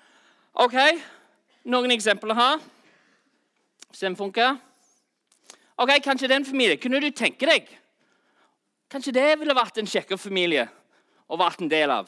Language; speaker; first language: Norwegian; non-native, fluent; English